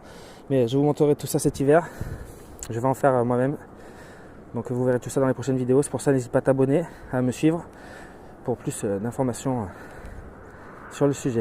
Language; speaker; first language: French; native; French